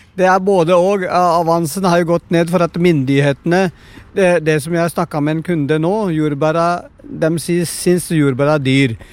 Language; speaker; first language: Norwegian; non-native, fluent; Punjabi